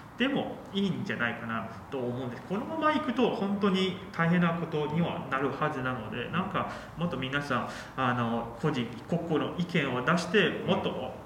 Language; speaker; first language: Japanese; non-native, fluent; Chinese